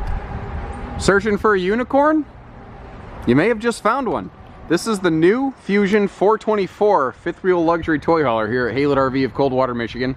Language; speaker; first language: English; native; English